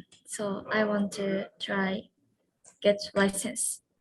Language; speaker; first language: English; non-native, learner; Japanese